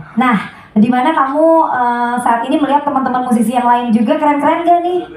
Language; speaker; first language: Indonesian; native; Indonesian